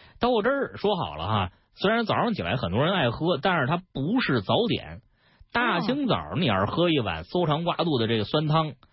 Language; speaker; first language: Chinese; native; Chinese